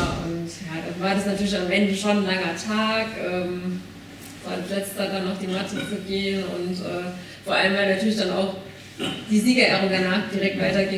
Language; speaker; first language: German; native; German